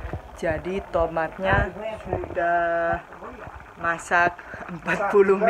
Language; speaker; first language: Indonesian; non-native, fluent; Spanish